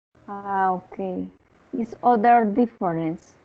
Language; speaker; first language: English; non-native, learner; Spanish